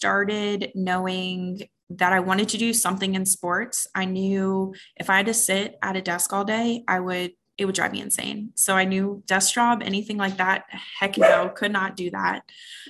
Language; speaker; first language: English; native; English